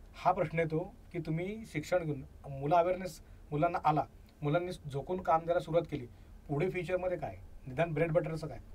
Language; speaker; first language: Marathi; native; Marathi